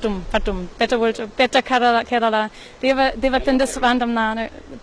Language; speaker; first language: Malayalam; non-native, learner; German